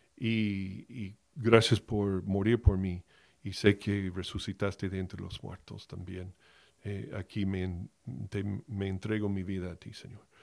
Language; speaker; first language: Spanish; non-native, fluent; English